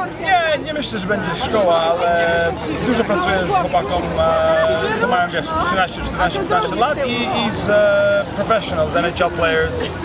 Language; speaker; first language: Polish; early bilingual, heritage; Polish